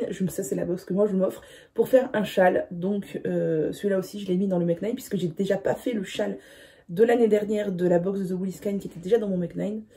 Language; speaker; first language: French; native; French